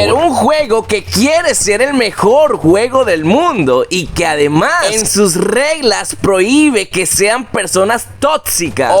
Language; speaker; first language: Spanish; native; Spanish